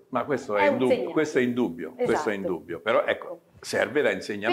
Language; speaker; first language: Italian; native; Italian